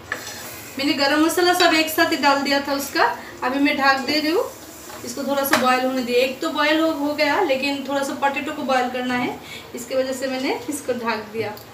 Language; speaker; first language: Hindi; non-native, local second language; Bangla